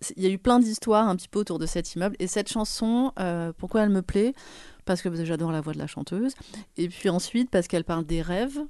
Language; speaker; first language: French; native; French